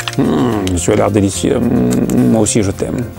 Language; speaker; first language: French; native; French